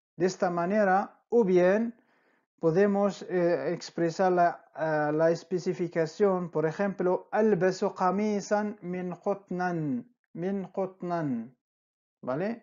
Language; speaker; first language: Spanish; non-native, fluent; Arabic